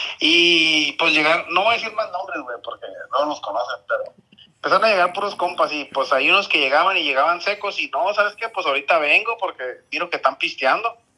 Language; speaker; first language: Spanish; early bilingual, heritage; Spanish